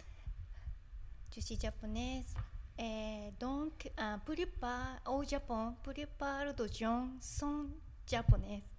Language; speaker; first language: French; non-native, learner; Japanese